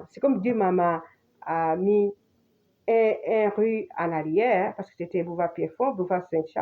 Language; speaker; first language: French; non-native, fluent; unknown